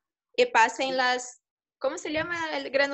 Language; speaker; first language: Spanish; non-native, fluent; Portuguese